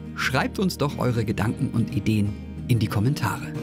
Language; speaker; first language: German; native; German